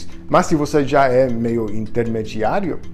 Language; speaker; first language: Portuguese; non-native, fluent; English